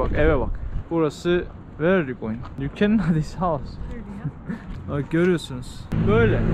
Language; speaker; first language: Turkish; native; Turkish